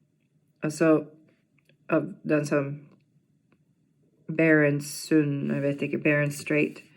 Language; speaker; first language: Norwegian; non-native, fluent; English